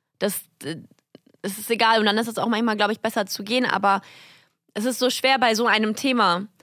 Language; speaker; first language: German; early bilingual, other home language; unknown